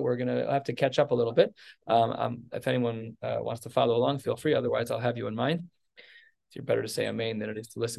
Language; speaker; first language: English; native; English